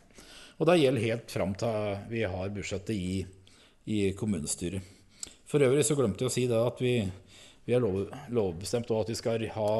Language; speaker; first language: Norwegian; native; Norwegian